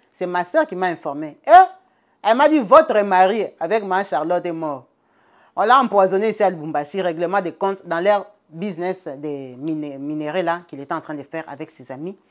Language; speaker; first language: French; non-native, local second language; Lingala